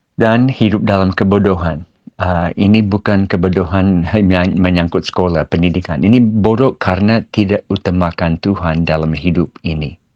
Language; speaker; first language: Malay; non-native, fluent; English